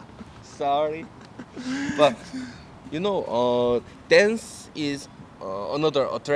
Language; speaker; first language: English; non-native, learner; Korean